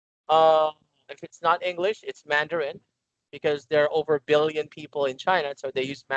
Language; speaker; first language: English; non-native, local second language; Filipino